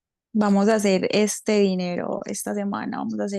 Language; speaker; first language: Spanish; non-native, learner; English